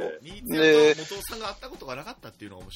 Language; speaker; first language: Japanese; native; Japanese